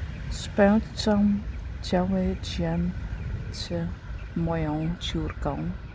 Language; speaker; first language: Polish; non-native, learner; Dutch